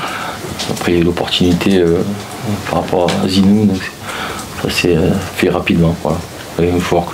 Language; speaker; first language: French; native; French